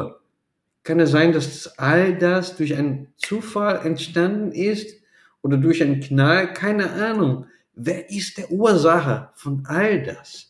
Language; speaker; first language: German; non-native, fluent; Portuguese